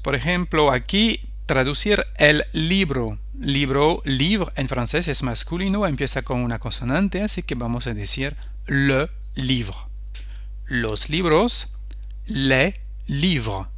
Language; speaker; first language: Spanish; non-native, fluent; French